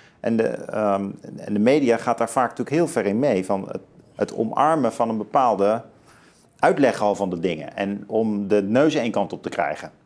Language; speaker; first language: Dutch; native; Dutch